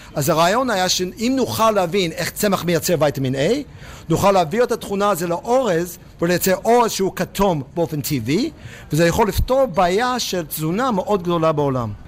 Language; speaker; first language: Hebrew; non-native, fluent; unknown